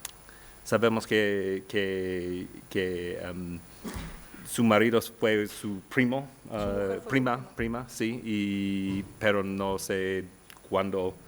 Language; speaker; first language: Spanish; non-native, learner; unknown